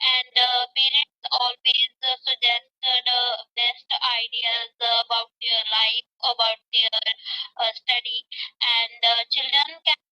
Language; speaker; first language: English; non-native, learner; Punjabi